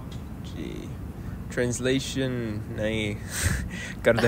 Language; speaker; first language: Punjabi; non-native, learner; English